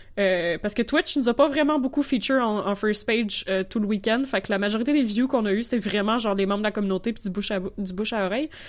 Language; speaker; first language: French; native; French